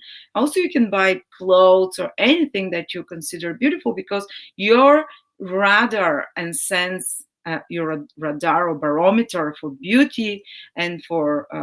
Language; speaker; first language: English; non-native, fluent; Bulgarian